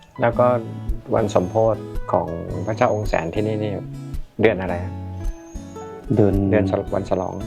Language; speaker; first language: Thai; native; Thai